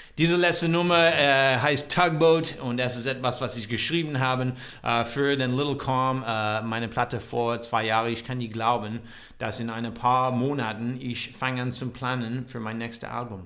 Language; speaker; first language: German; non-native, learner; English